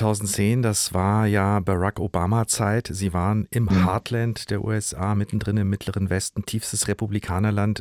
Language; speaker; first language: German; native; German